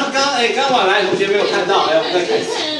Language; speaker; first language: Chinese; native; Chinese